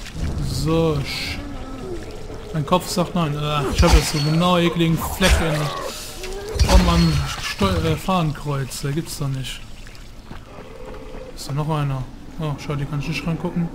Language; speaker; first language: German; native; German